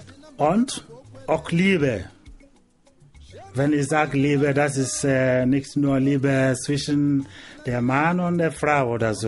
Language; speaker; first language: German; non-native, learner; Igbo